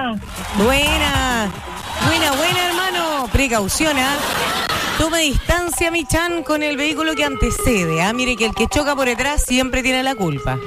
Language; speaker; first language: Spanish; native; Spanish